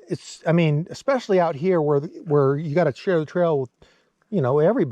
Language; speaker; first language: English; native; English